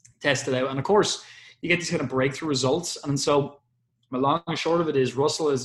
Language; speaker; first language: English; native; English